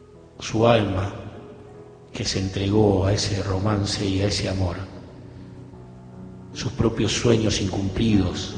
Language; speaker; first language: Spanish; native; Spanish